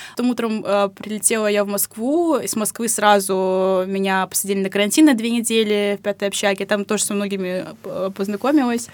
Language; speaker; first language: Russian; native; Russian